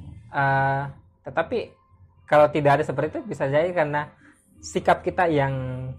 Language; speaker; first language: Indonesian; non-native, local second language; Buginese